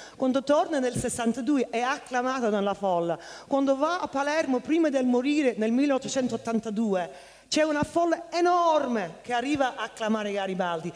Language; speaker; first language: Italian; non-native, fluent; English